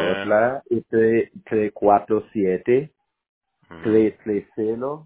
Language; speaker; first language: Spanish; non-native, learner; Haitian Creole